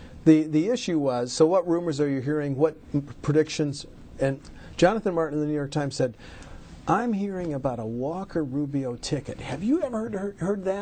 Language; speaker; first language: English; native; English